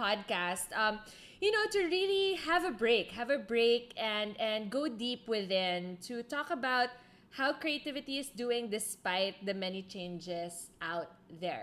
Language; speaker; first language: English; non-native, local second language; Filipino